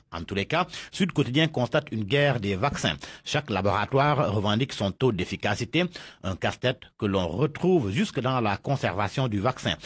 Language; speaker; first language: French; non-native, local second language; Wolof